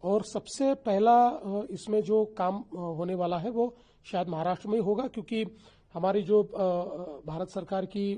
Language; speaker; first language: Hindi; non-native, local second language; Marathi